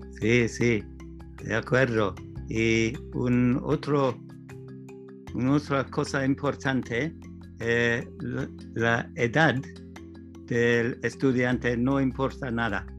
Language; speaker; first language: Spanish; non-native, learner; English